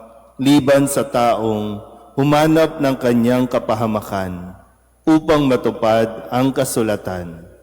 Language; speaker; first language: Filipino; native; Filipino